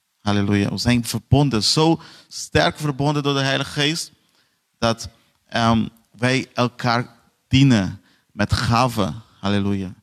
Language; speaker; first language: Dutch; non-native, fluent; Portuguese